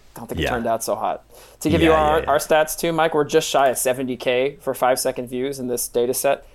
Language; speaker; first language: English; native; English